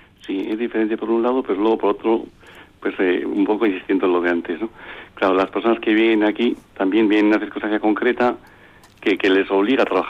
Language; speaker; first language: Spanish; native; Spanish